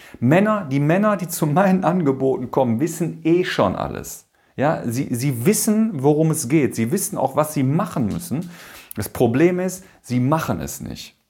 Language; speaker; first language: German; native; German